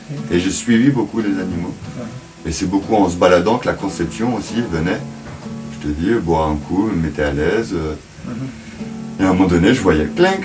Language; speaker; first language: French; native; French